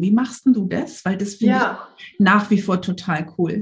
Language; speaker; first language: German; native; German